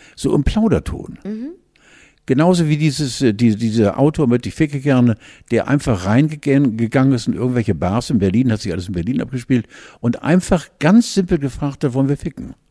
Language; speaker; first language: German; native; German